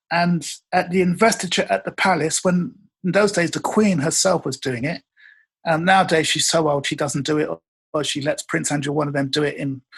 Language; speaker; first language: English; native; English